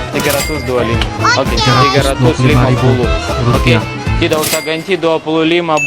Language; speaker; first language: Indonesian; non-native, learner; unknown